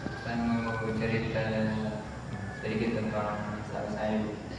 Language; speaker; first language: Indonesian; non-native, local second language; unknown